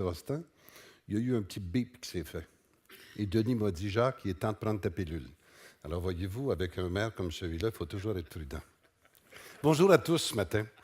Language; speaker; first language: French; native; French